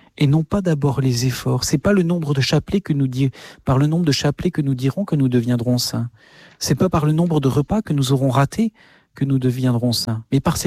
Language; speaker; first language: French; native; French